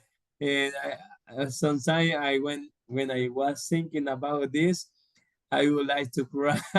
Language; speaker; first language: English; non-native, learner; Spanish